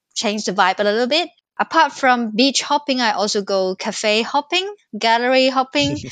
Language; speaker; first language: English; non-native, local second language; Cantonese